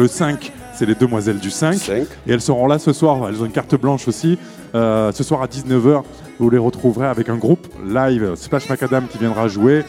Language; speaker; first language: French; native; French